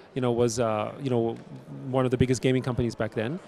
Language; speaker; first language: English; early bilingual, other home language; German